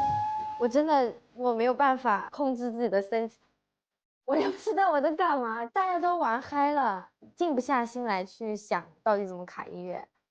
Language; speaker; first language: Chinese; native; Chinese